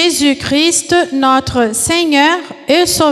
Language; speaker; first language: French; non-native, fluent; Portuguese